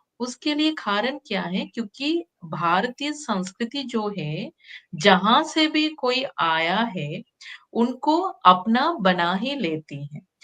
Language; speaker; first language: Hindi; non-native, fluent; Sinhala